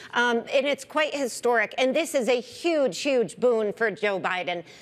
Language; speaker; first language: English; native; English